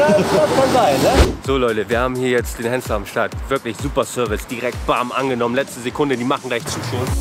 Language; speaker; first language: German; native; German